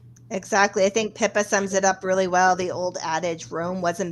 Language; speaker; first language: English; native; English